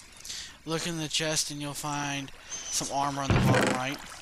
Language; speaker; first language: English; native; English